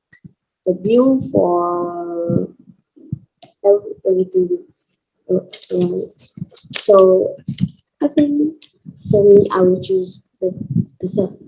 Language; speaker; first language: English; non-native, learner; Vietnamese